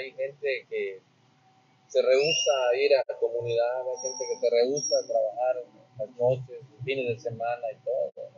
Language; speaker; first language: Spanish; native; Spanish